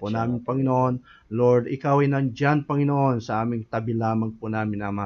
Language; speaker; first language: Filipino; native; Filipino